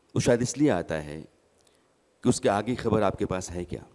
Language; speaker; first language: Hindi; native; Hindi